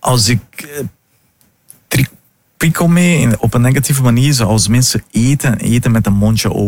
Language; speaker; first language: Dutch; non-native, fluent; Portuguese